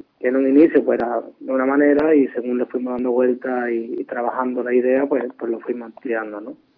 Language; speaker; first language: Spanish; native; Spanish